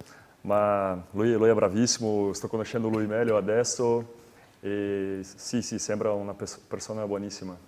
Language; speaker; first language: Italian; non-native, learner; Portuguese